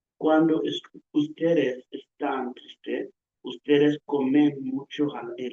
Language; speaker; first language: Spanish; non-native, learner; English